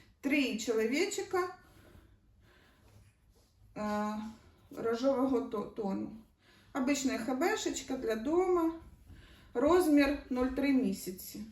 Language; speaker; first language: Ukrainian; native; Ukrainian